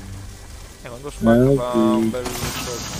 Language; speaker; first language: Italian; native; Italian